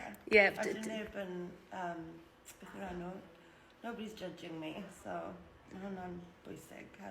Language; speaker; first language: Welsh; non-native, learner; English